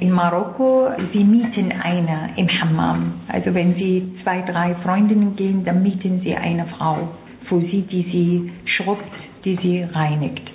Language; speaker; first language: German; non-native, fluent; Arabic